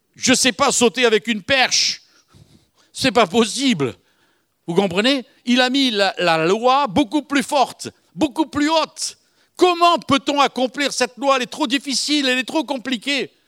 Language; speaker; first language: French; native; French